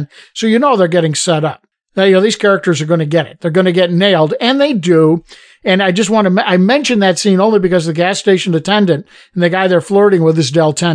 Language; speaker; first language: English; native; English